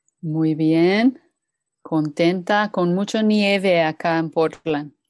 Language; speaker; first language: Spanish; non-native, fluent; English